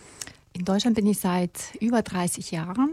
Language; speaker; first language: German; non-native, fluent; Russian